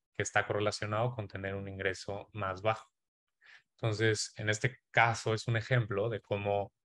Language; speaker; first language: Spanish; native; Spanish